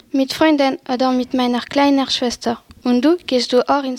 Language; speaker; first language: German; non-native, learner; French